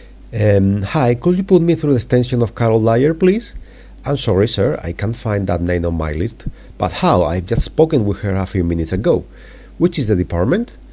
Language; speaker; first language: English; non-native, fluent; Spanish